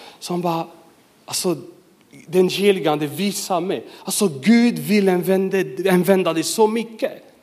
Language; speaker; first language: Swedish; non-native, fluent; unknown